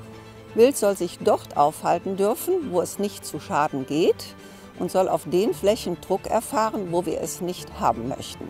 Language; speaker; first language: German; native; German